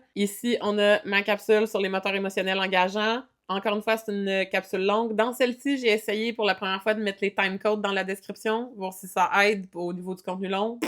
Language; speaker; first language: French; native; French